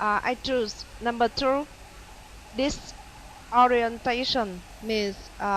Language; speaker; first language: English; non-native, learner; Vietnamese